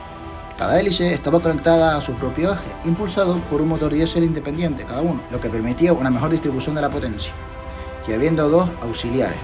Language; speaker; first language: Spanish; native; Spanish